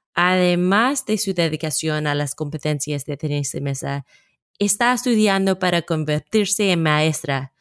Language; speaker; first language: Spanish; non-native, fluent; English